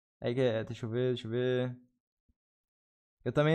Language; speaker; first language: Portuguese; native; Portuguese